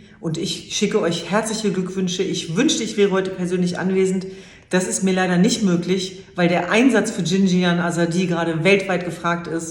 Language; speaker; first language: German; early bilingual, other home language; Kurdish